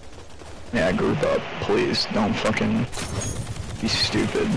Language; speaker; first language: English; native; English